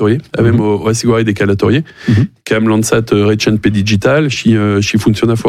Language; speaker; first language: Romanian; non-native, learner; French